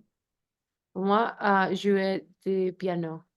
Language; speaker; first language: French; non-native, learner; Spanish